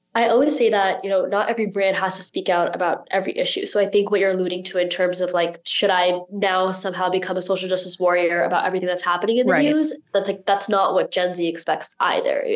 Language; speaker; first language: English; early bilingual, other home language; Urdu